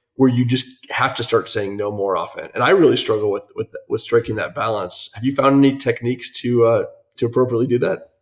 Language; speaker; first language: English; native; English